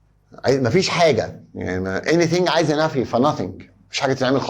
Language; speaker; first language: Arabic; native; Arabic